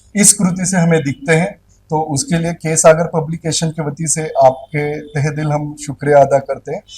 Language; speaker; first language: Hindi; non-native, local second language; Marathi